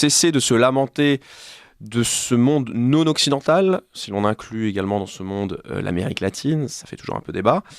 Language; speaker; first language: French; native; French